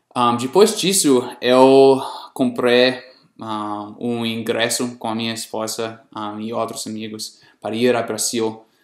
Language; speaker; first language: Portuguese; non-native, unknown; English